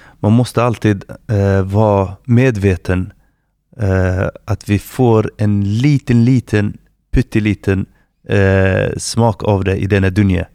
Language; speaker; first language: Swedish; non-native, fluent; Arabic